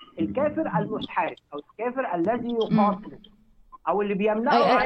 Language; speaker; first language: Arabic; native; Arabic